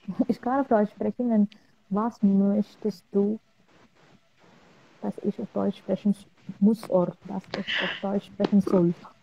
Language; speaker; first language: German; non-native, fluent; Tamil